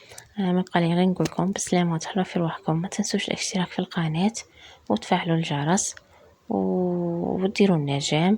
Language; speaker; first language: Arabic; native; Arabic